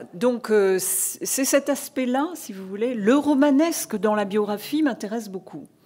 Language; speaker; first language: French; native; French